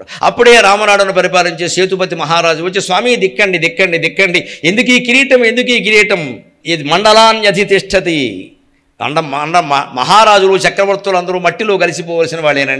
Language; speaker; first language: Telugu; native; Telugu